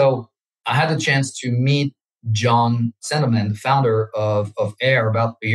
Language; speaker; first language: English; non-native, fluent; French